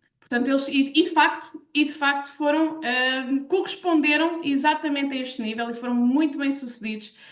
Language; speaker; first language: Portuguese; native; Portuguese